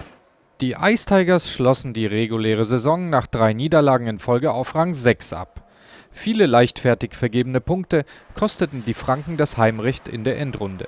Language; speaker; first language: German; native; German